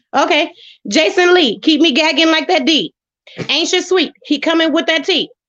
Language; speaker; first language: English; native; English